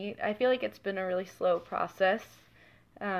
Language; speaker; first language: English; native; English